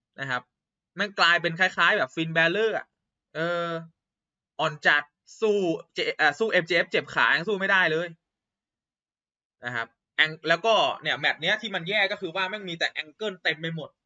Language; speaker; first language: Thai; native; Thai